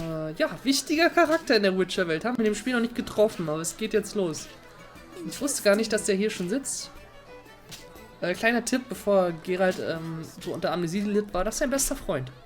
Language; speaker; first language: German; native; German